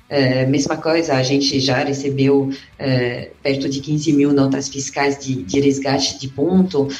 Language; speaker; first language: Portuguese; non-native, fluent; French